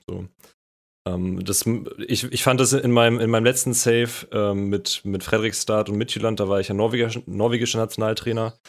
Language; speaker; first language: German; native; German